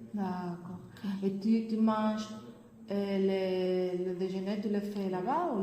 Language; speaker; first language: French; non-native, fluent; Spanish